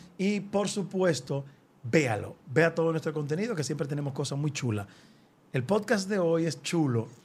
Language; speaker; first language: Spanish; native; Spanish